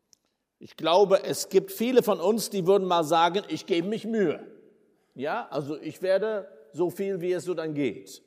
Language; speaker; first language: German; non-native, fluent; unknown